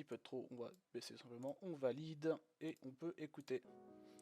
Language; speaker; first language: French; native; French